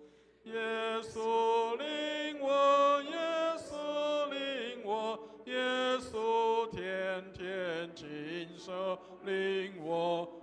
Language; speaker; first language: Chinese; native; Chinese